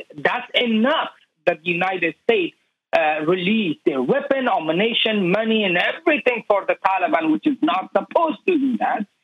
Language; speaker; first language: English; non-native, learner; Persian